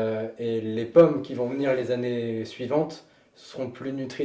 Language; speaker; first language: French; native; French